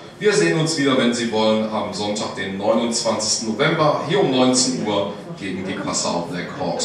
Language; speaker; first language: German; native; German